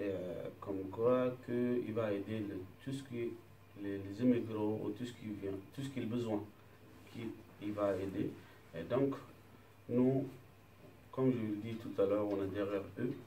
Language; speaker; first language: French; non-native, learner; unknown